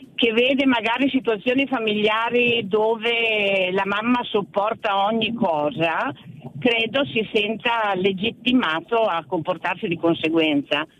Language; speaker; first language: Italian; native; Italian